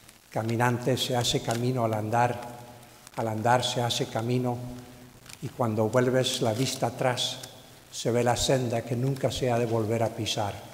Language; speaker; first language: Spanish; non-native, fluent; English